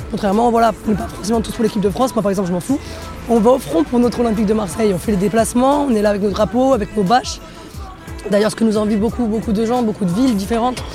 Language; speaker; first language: French; native; French